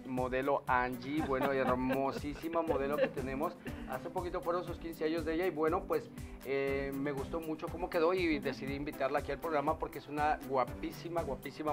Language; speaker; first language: Spanish; native; Spanish